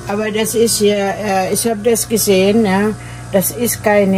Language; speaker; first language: German; non-native, learner; Filipino